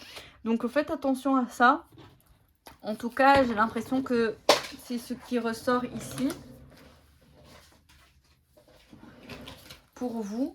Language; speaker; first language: French; native; French